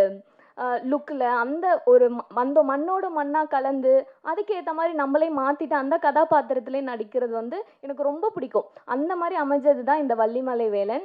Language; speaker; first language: Tamil; native; Tamil